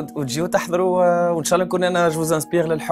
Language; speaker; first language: Arabic; native; Arabic